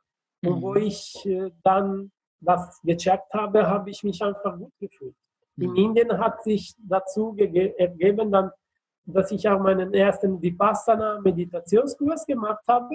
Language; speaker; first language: German; non-native, fluent; Italian